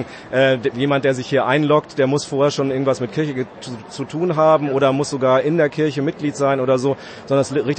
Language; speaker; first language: German; native; German